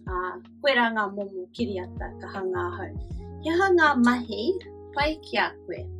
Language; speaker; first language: Māori; non-native, local second language; English